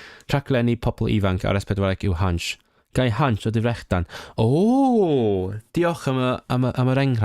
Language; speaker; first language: Welsh; non-native, learner; Cantonese